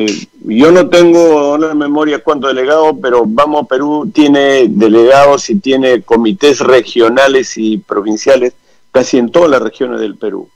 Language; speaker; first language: Spanish; native; Spanish